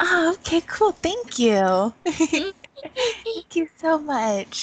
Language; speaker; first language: English; native; English